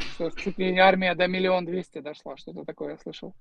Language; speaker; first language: Russian; native; Russian